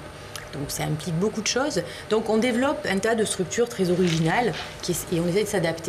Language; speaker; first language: French; native; French